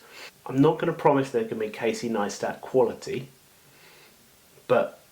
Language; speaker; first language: English; native; English